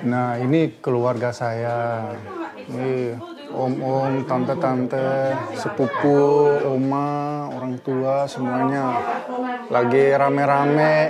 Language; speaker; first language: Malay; early bilingual, heritage; Dutch